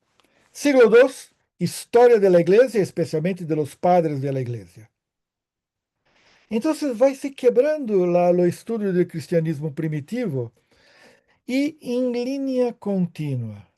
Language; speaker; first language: Spanish; non-native, fluent; Portuguese